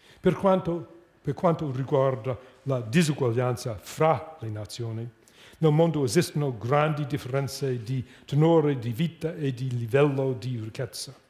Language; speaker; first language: Italian; non-native, fluent; English